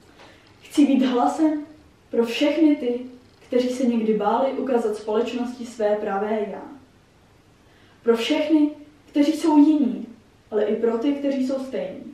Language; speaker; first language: Czech; early bilingual, heritage; Czech